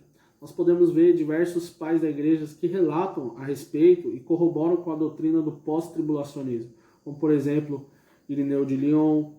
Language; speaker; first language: Portuguese; native; Portuguese